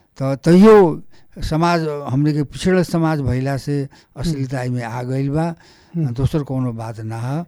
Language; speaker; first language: Bhojpuri; non-native, local second language; Nepali